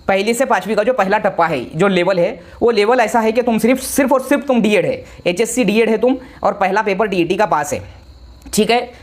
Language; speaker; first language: Hindi; non-native, local second language; Marathi